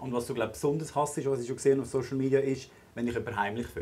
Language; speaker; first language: German; native; German